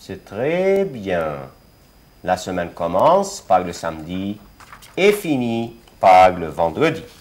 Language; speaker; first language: French; non-native, fluent; Arabic